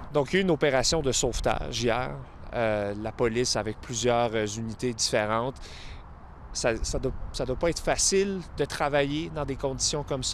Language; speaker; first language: French; native; French